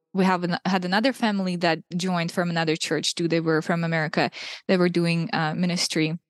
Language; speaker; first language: English; non-native, fluent; Russian